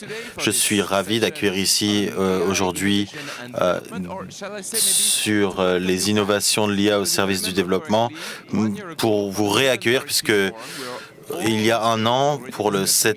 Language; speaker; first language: French; native; French